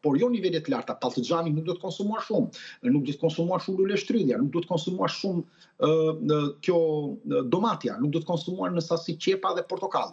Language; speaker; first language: Albanian; native; Albanian